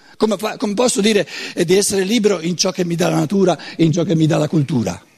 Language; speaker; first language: Italian; native; Italian